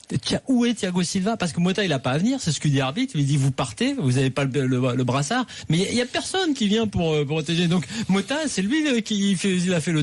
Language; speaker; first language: French; native; French